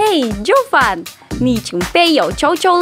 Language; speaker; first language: Chinese; non-native, learner; Indonesian